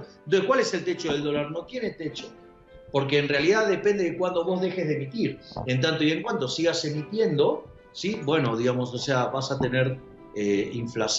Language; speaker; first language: Spanish; native; Spanish